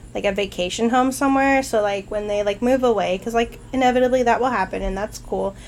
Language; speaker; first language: English; native; English